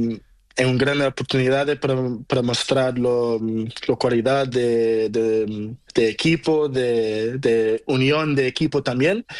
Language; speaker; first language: Spanish; non-native, learner; Portuguese